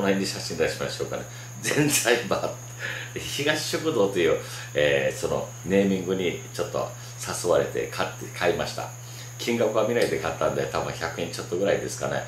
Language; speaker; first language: Japanese; native; Japanese